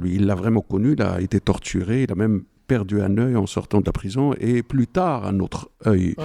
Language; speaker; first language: French; non-native, local second language; Arabic